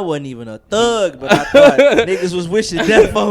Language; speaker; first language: English; native; English